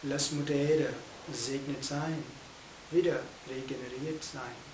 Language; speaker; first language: German; non-native, fluent; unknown